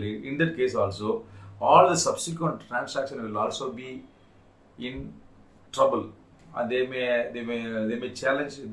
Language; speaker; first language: English; non-native, local second language; Tamil